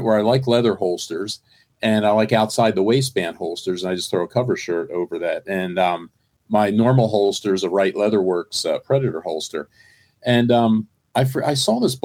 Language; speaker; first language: English; native; English